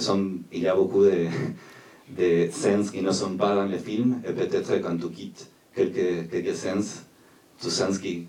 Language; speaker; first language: French; non-native, fluent; Spanish